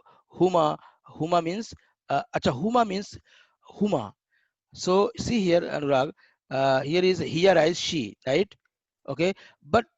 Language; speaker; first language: English; non-native, learner; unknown